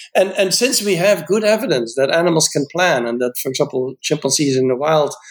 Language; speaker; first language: English; non-native, fluent; Dutch